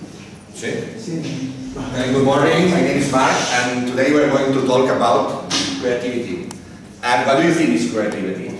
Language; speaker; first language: English; non-native, fluent; Catalan